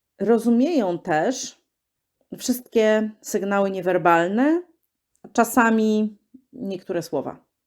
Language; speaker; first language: Polish; native; Polish